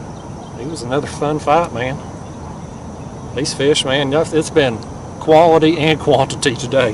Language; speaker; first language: English; native; English